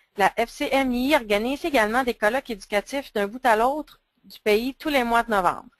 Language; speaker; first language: French; native; French